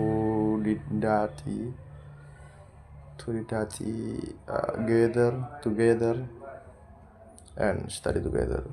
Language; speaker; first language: English; non-native, learner; Indonesian